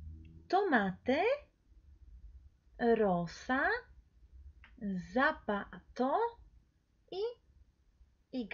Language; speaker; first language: Spanish; non-native, fluent; Polish